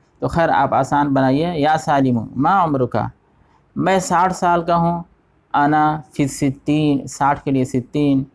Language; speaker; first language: Urdu; native; Urdu